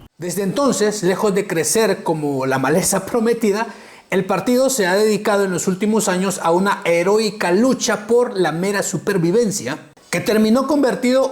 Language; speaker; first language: Spanish; native; Spanish